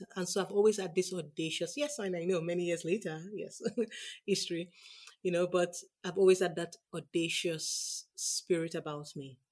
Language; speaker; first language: English; non-native, local second language; Yoruba